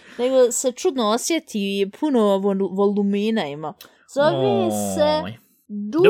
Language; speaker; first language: Bosnian; early bilingual, heritage; Bosnian